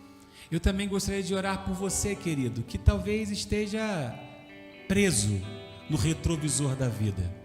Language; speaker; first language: Portuguese; native; Portuguese